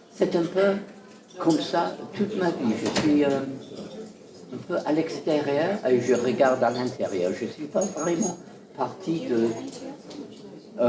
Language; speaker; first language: French; non-native, fluent; English